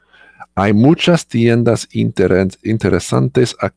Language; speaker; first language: Spanish; non-native, learner; English